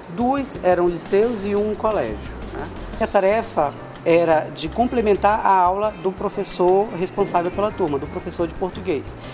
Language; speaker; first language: Portuguese; native; Portuguese